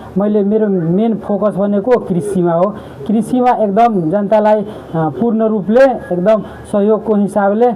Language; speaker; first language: Nepali; non-native, local second language; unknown